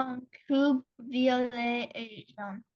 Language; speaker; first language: French; non-native, learner; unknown